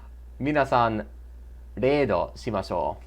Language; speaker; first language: Japanese; non-native, learner; English